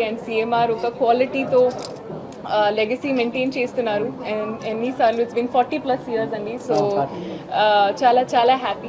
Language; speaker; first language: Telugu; non-native, learner; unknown